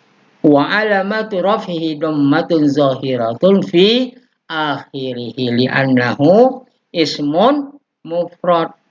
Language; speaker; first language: Arabic; non-native, fluent; Indonesian